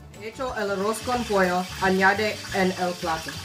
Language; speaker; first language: Spanish; non-native, learner; English